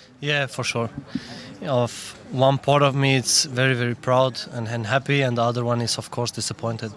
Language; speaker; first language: English; non-native, fluent; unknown